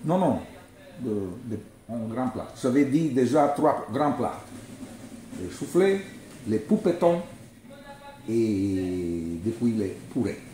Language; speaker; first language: French; non-native, learner; Italian